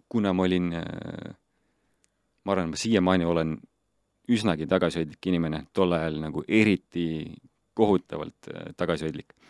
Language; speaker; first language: Estonian; non-native, local second language; Russian